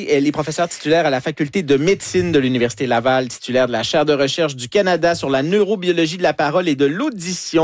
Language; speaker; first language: French; native; French